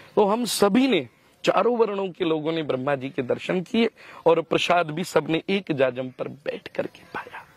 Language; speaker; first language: Hindi; native; Hindi